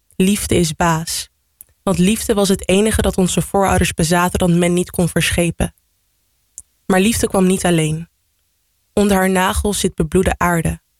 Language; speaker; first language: Dutch; early bilingual, other home language; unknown